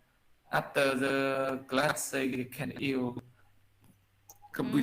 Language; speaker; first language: English; non-native, learner; Vietnamese